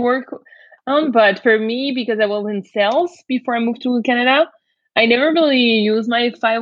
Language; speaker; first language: English; non-native, fluent; French